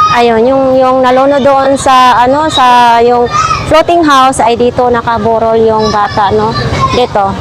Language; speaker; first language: Filipino; non-native, local second language; Cebuano